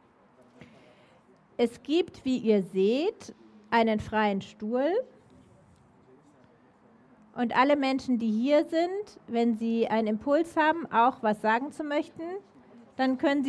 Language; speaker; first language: German; native; German